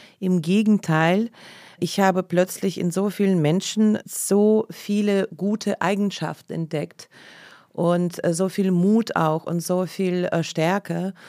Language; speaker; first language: German; non-native, fluent; Russian